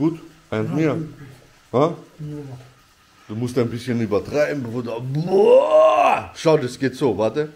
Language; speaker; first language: German; early bilingual, other home language; Albanian